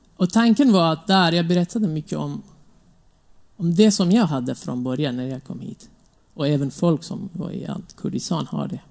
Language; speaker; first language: Swedish; non-native, fluent; Kurdish